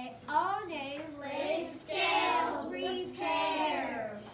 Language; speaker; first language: French; non-native, learner; English